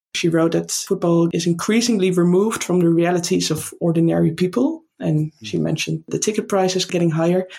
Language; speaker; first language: English; non-native, fluent; Dutch